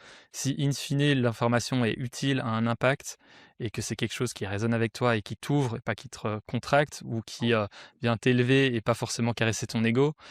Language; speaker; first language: French; native; French